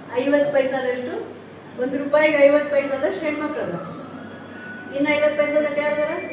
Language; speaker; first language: Kannada; native; Kannada